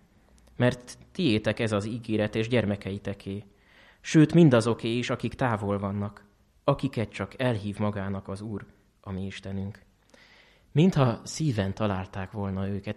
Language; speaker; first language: Hungarian; native; Hungarian